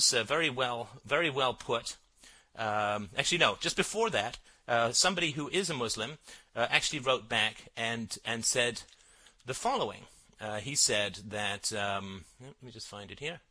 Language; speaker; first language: English; native; English